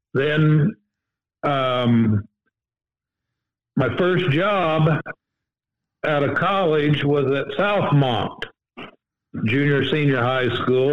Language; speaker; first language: English; native; English